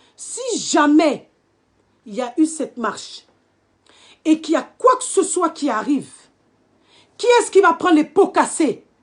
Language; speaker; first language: French; native; French